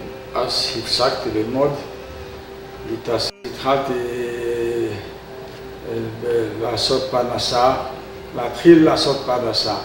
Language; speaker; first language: Hebrew; non-native, fluent; Hungarian